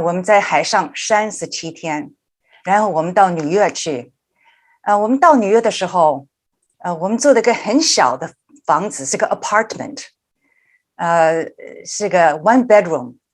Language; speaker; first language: Chinese; early bilingual, heritage; Chinese